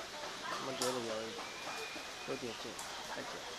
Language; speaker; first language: Chinese; non-native, learner; English